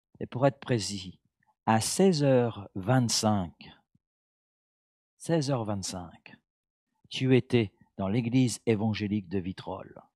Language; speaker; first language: French; native; French